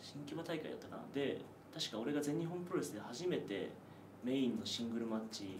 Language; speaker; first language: Japanese; native; Japanese